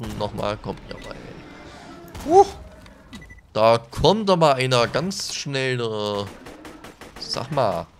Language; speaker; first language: German; native; German